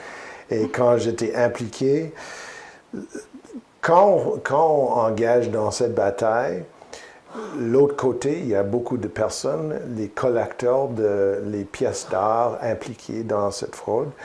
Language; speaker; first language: French; non-native, learner; English